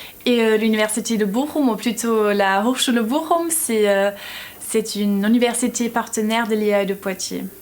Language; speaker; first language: French; non-native, fluent; German